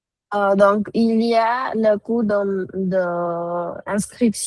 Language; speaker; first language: French; non-native, fluent; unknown